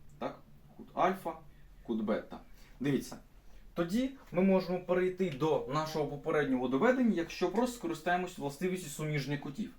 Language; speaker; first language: Ukrainian; non-native, local second language; Russian